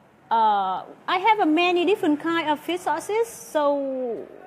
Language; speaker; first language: English; non-native, fluent; Vietnamese